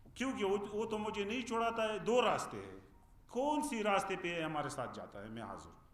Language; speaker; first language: Urdu; non-native, fluent; Pashto